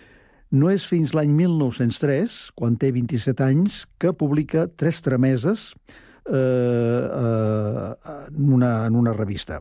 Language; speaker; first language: Catalan; native; Catalan